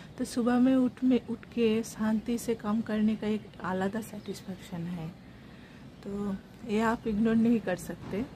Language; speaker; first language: Hindi; non-native, local second language; Bangla